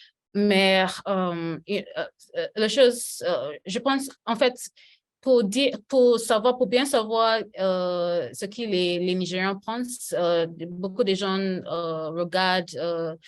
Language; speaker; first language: French; non-native, learner; Yoruba